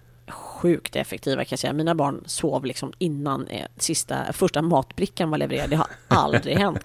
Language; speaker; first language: Swedish; native; Swedish